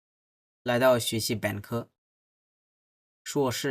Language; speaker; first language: Chinese; non-native, fluent; Bangla